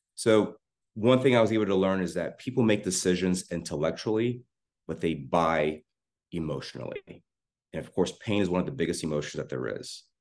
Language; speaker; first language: English; native; English